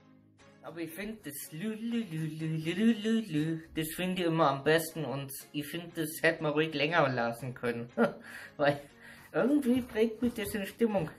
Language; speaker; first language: German; native; German